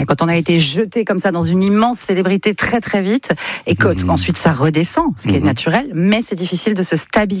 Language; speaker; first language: French; native; French